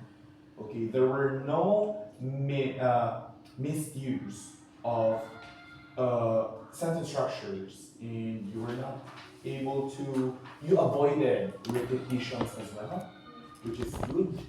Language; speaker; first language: English; non-native, fluent; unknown